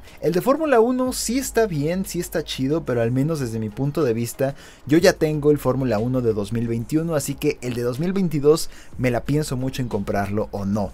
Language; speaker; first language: Spanish; native; Spanish